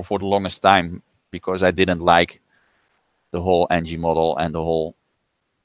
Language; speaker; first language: English; non-native, fluent; Dutch